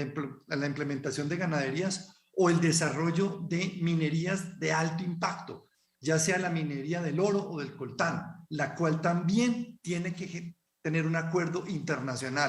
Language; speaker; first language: Spanish; native; Spanish